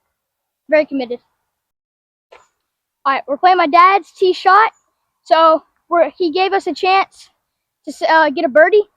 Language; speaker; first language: English; native; English